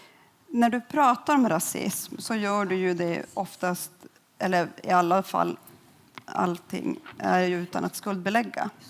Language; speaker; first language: Swedish; native; Swedish